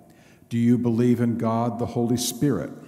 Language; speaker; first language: English; native; English